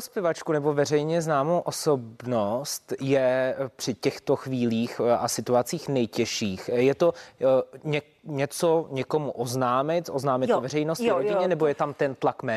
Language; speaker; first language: Czech; native; Czech